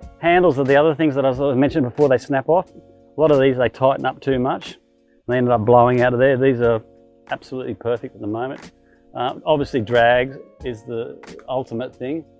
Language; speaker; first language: English; native; English